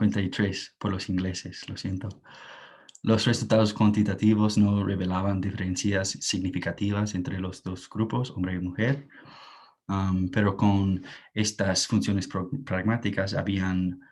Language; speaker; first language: Spanish; non-native, fluent; English